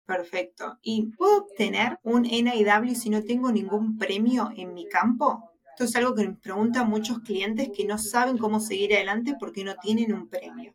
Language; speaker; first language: Spanish; native; Spanish